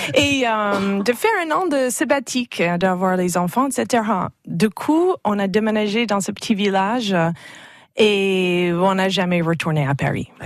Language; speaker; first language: French; non-native, fluent; English